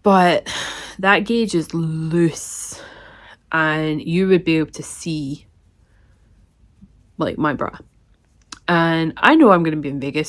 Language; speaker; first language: English; native; English